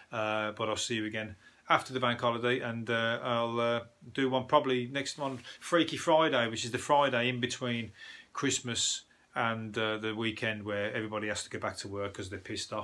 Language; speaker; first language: English; native; English